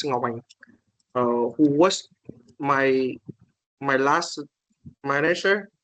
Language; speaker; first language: English; non-native, learner; Vietnamese